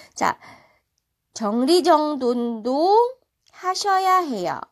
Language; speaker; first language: Korean; non-native, fluent; Filipino